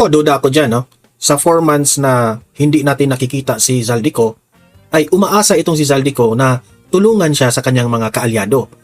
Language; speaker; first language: Filipino; native; Filipino